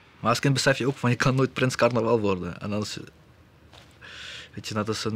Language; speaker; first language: Dutch; early bilingual, other home language; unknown